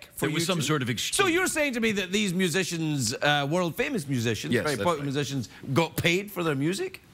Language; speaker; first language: English; native; English